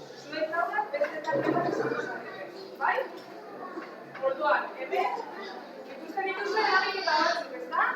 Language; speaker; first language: Basque; non-native, local second language; Spanish